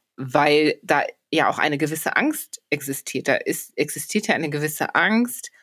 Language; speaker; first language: German; early bilingual, other home language; Polish